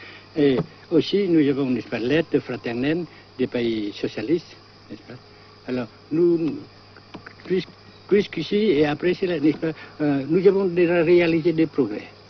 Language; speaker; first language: French; non-native, fluent; Vietnamese